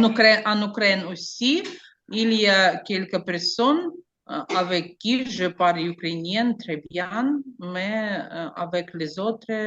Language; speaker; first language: French; non-native, learner; Ukrainian